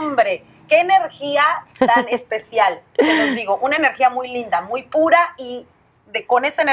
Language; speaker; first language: Spanish; native; Spanish